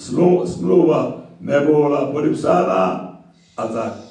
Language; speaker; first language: Slovak; non-native, fluent; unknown